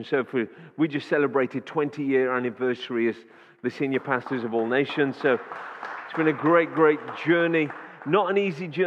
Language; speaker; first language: English; native; English